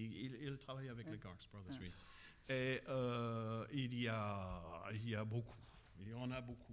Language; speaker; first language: French; non-native, fluent; English